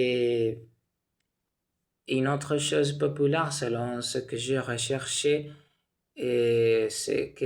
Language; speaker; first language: French; non-native, learner; Spanish